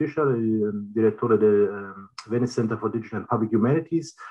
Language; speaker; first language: Italian; non-native, fluent; German